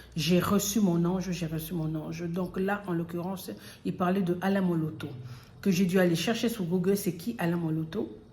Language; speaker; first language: French; early bilingual, other home language; Lingala